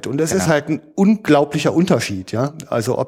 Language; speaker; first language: German; native; German